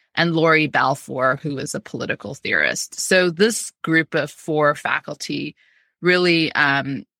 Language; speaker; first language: English; early bilingual, other home language; Amharic